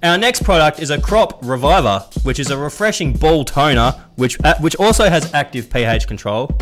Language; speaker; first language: English; native; English